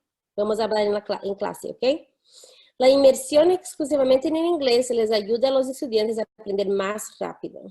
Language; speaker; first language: Spanish; non-native, fluent; English